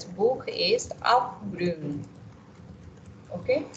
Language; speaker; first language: German; non-native, fluent; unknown